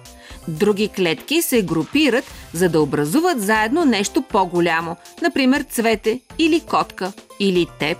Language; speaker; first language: Bulgarian; native; Bulgarian